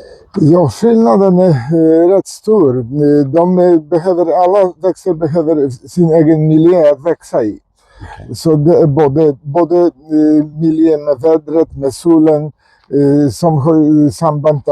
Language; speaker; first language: Swedish; non-native, fluent; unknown